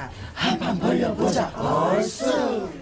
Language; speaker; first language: Korean; native; Korean